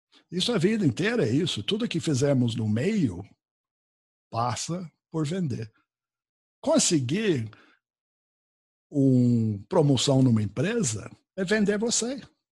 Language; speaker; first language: Portuguese; non-native, fluent; English